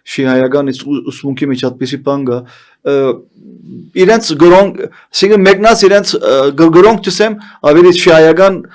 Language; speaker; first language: Armenian; early bilingual, heritage; Armenian